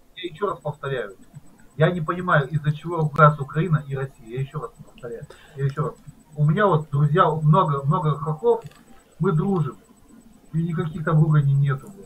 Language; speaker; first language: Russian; native; Russian